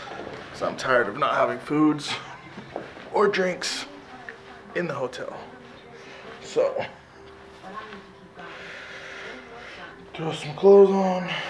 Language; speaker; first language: English; native; English